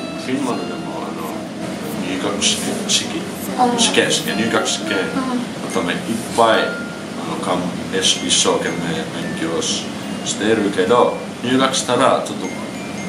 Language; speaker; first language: Japanese; non-native, learner; Finnish